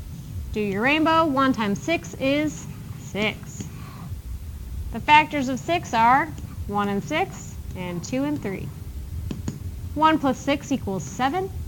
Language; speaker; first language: English; native; English